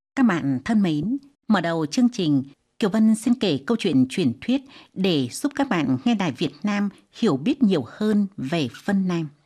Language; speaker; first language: Vietnamese; non-native, fluent; Chinese